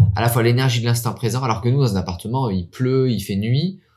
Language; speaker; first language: French; early bilingual, heritage; French